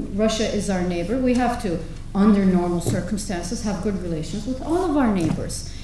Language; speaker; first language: English; non-native, fluent; Turkish